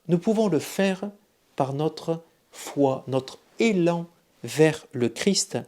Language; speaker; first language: French; native; French